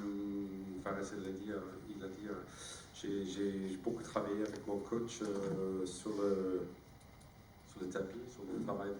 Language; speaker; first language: French; non-native, fluent; English